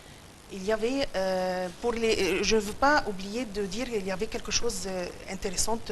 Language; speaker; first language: French; non-native, fluent; Arabic